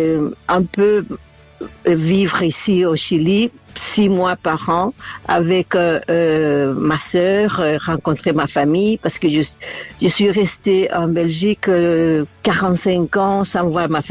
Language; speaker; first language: French; non-native, fluent; Spanish